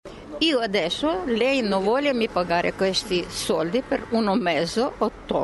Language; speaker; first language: Italian; non-native, learner; Ukrainian